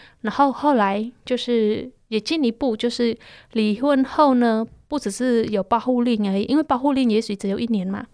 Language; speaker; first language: Chinese; non-native, fluent; Khmer